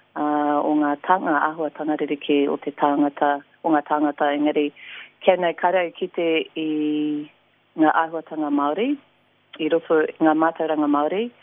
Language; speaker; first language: Māori; non-native, local second language; English